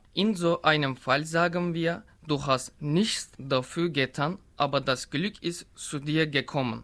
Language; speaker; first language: German; non-native, learner; Turkish